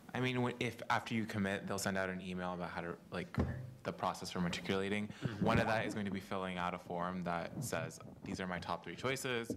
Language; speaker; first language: English; native; English